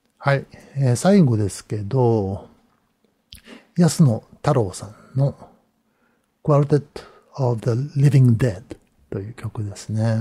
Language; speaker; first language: Japanese; native; Japanese